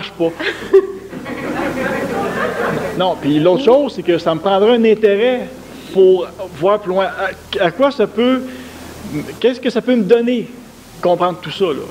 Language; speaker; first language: French; native; French